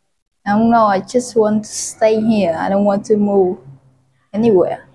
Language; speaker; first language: English; non-native, learner; Vietnamese